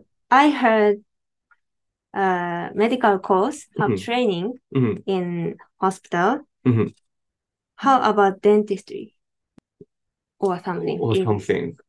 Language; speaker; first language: English; non-native, learner; Japanese